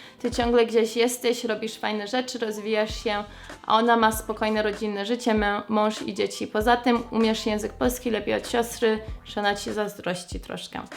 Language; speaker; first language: Polish; early bilingual, heritage; English